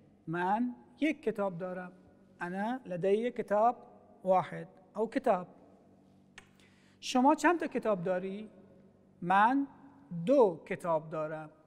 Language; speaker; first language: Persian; non-native, fluent; Arabic